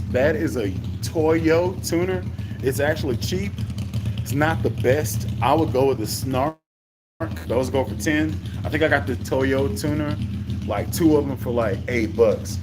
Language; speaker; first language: English; native; English